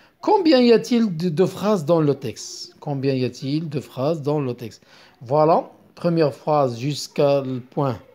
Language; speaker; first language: French; non-native, local second language; Arabic